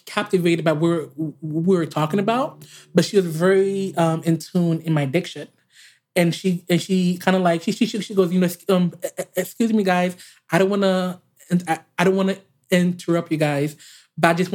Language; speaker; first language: English; native; English